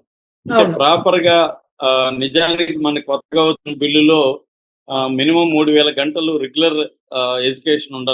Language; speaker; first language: Telugu; native; Telugu